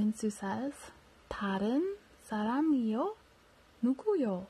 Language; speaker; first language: Korean; non-native, learner; English